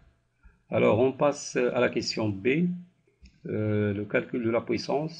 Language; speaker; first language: French; non-native, local second language; Arabic